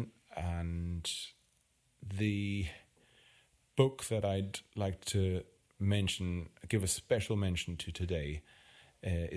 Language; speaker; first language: English; non-native, fluent; German